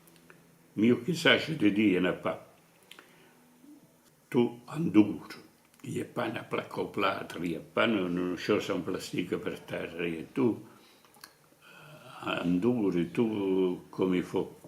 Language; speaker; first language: French; non-native, fluent; Italian